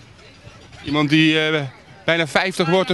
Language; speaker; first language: Dutch; native; Dutch